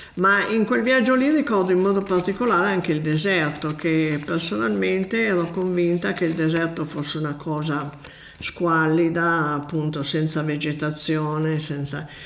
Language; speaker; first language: Italian; native; Italian